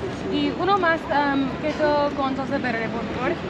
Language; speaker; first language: Spanish; non-native, learner; English